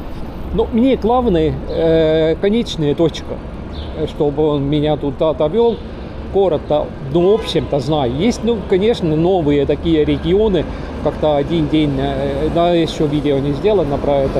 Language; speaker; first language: Russian; non-native, learner; Estonian